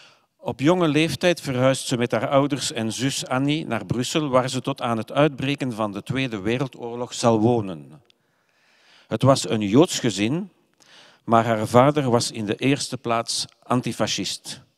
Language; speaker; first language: Dutch; non-native, local second language; French